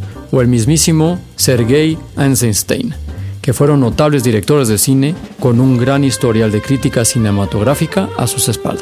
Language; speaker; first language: Spanish; native; Spanish